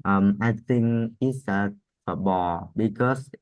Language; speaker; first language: English; non-native, learner; Vietnamese